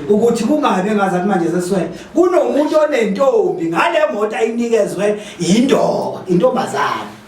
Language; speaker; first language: Zulu; native; Zulu